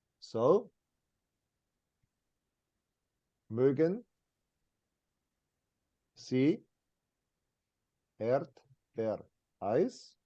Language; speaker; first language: German; non-native, fluent; English